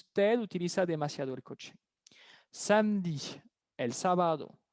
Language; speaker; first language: Spanish; non-native, fluent; French